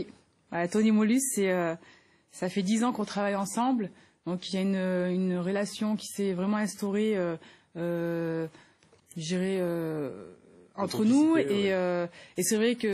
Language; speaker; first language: French; native; French